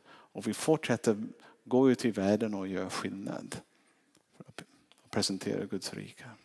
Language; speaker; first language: Swedish; non-native, fluent; English